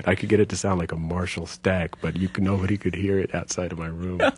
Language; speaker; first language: English; native; English